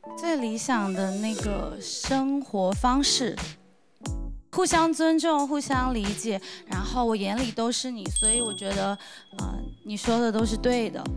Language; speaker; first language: Chinese; native; Chinese